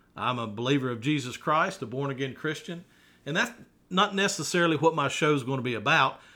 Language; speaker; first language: English; native; English